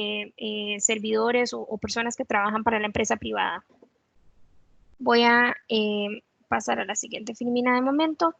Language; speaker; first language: Spanish; native; Spanish